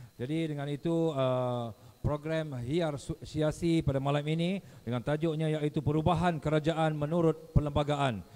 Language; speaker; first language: Malay; native; Malay